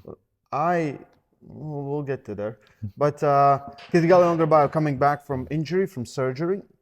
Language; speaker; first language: English; non-native, fluent; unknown